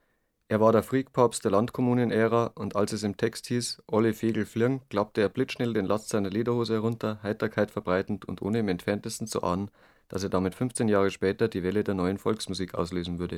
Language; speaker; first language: German; native; German